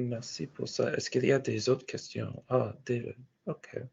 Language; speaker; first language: French; non-native, fluent; English